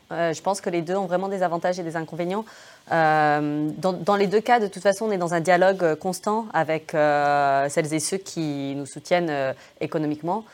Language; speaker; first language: French; early bilingual, other home language; English